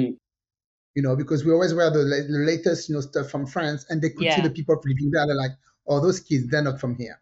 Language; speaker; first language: English; non-native, fluent; French